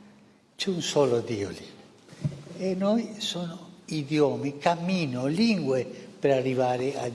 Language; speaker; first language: Italian; non-native, fluent; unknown